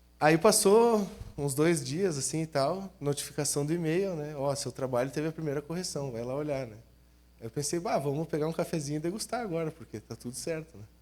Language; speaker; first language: Portuguese; native; Portuguese